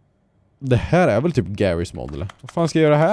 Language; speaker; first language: Swedish; native; Swedish